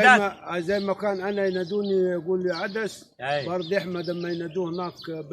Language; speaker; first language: Arabic; native; Arabic